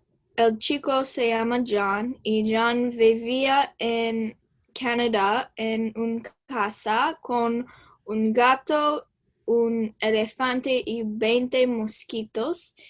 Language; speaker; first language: Spanish; non-native, learner; English